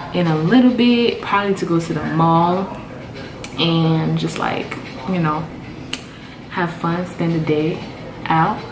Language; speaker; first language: English; native; English